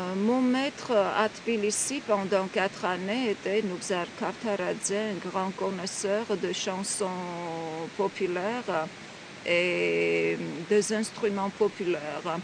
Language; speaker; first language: French; non-native, fluent; Georgian